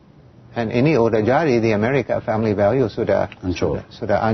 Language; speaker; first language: Indonesian; non-native, fluent; English